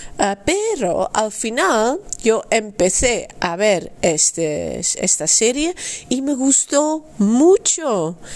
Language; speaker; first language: Spanish; non-native, fluent; Dutch